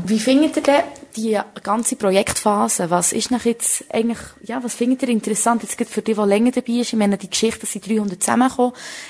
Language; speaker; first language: German; native; German